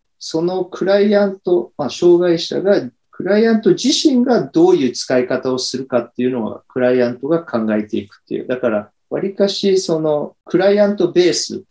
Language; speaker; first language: Japanese; early bilingual, heritage; Japanese